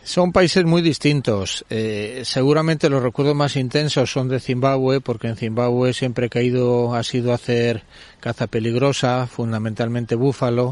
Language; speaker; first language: Spanish; native; Spanish